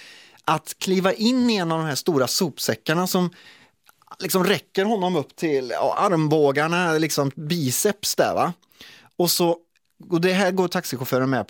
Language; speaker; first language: Swedish; native; Swedish